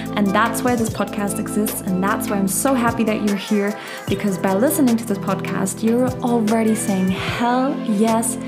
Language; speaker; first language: English; non-native, fluent; German